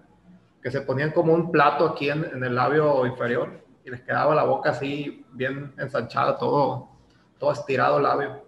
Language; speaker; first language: Spanish; native; Spanish